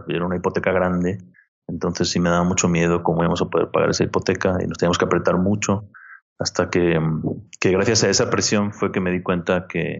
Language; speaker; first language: Spanish; native; Spanish